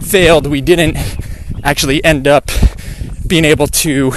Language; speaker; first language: English; native; English